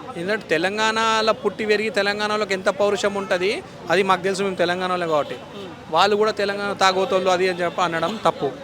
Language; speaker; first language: Telugu; native; Telugu